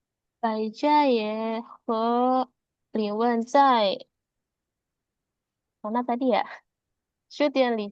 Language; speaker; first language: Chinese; non-native, learner; Indonesian